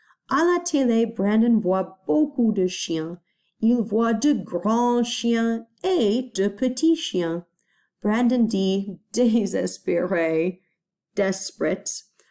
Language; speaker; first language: French; non-native, fluent; English